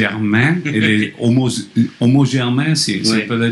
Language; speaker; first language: French; non-native, fluent; English